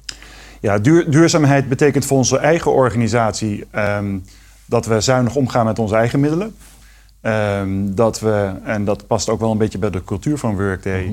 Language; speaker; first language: Dutch; native; Dutch